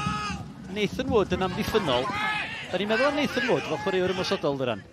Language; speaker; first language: Welsh; native; Welsh